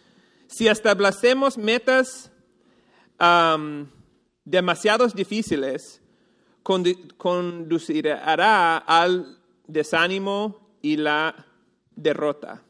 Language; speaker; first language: Spanish; non-native, fluent; English